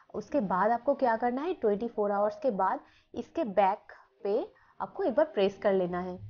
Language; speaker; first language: Hindi; non-native, local second language; Bangla